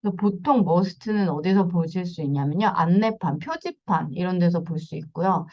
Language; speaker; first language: Korean; native; Korean